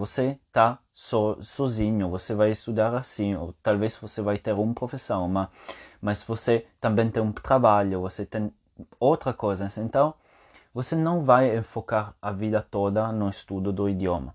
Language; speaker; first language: Portuguese; non-native, fluent; Italian